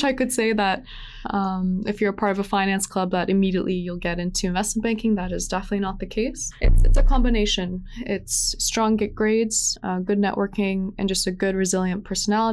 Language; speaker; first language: English; native; English